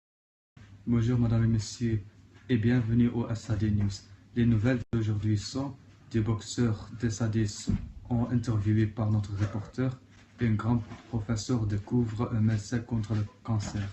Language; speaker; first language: French; non-native, learner; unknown